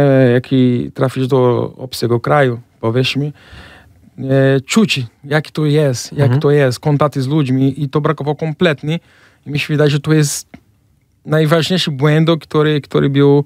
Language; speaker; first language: Polish; non-native, fluent; Portuguese